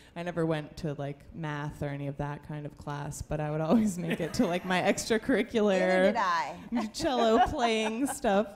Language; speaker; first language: English; native; English